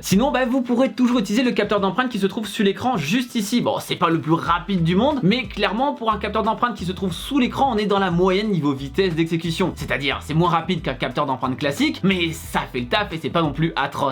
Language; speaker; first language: French; native; French